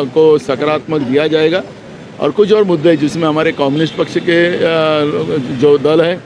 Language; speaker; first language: Hindi; non-native, local second language; Marathi